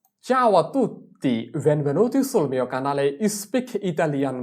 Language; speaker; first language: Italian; non-native, fluent; Bangla